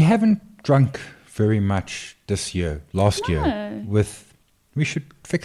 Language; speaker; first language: English; native; English